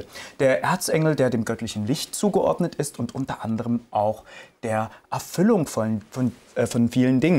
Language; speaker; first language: German; native; German